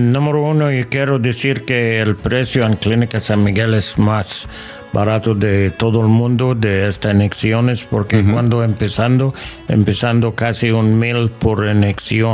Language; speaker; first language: Spanish; non-native, fluent; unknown